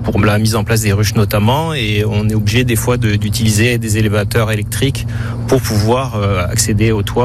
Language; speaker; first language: French; native; French